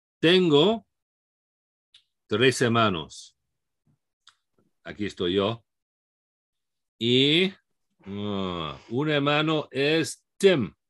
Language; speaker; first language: Spanish; non-native, fluent; English